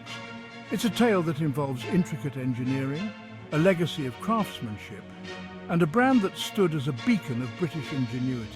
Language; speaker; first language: English; native; English